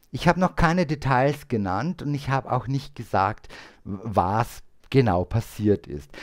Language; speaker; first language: German; native; German